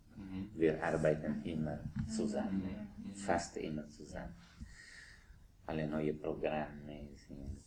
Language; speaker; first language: German; non-native, fluent; Italian